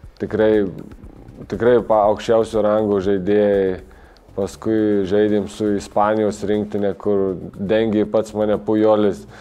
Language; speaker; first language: Lithuanian; native; Lithuanian